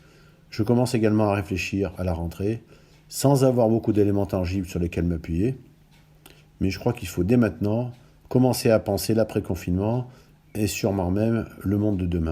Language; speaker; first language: French; native; French